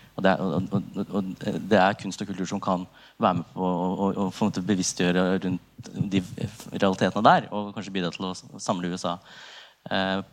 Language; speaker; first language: Norwegian; early bilingual, other home language; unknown